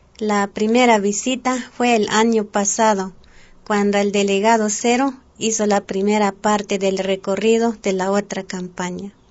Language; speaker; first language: Spanish; non-native, local second language; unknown